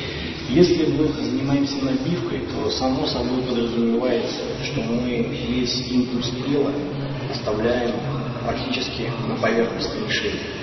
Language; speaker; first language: Russian; native; Russian